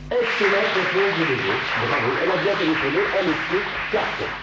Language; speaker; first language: French; native; French